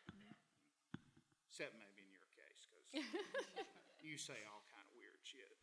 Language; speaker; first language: English; native; English